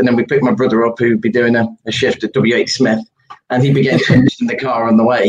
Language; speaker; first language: English; native; English